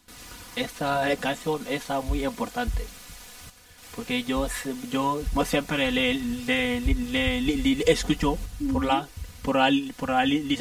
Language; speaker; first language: Spanish; non-native, learner; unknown